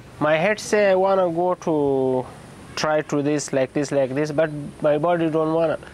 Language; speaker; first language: English; non-native, learner; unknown